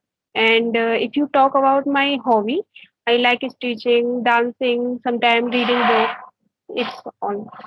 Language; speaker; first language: English; non-native, learner; Hindi